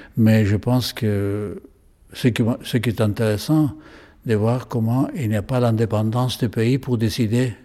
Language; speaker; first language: French; non-native, fluent; Spanish